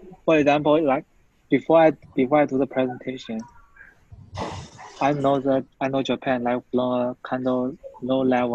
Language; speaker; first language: English; non-native, fluent; Chinese